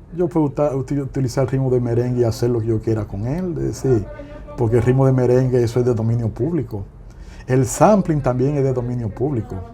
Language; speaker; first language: Spanish; native; Spanish